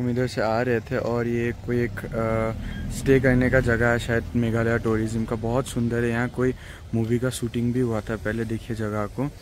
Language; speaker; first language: Hindi; non-native, local second language; Assamese